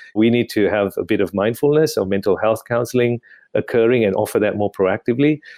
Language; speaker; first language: English; non-native, local second language; Tamil